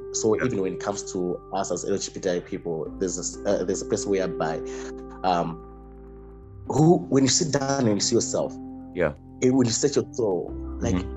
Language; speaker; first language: English; non-native, local second language; Nyanja